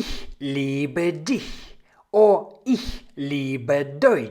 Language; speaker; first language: German; non-native, fluent; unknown